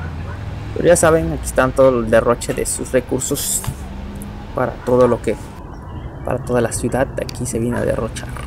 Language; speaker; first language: Spanish; native; Spanish